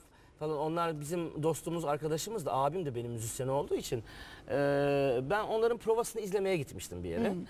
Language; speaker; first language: Turkish; native; Turkish